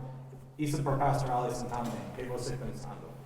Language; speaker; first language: Portuguese; non-native, learner; English